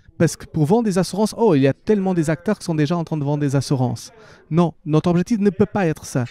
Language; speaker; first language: French; non-native, fluent; Portuguese